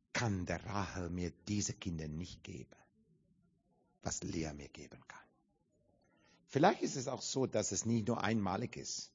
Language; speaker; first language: German; non-native, learner; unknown